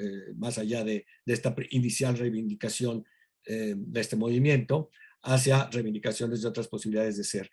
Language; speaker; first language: Spanish; native; Spanish